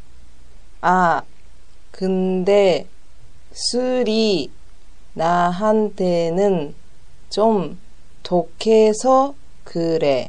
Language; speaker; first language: Korean; non-native, learner; Japanese